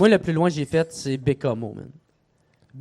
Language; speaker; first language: French; native; French